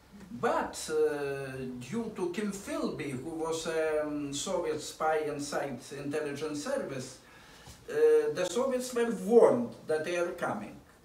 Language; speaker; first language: English; non-native, fluent; Lithuanian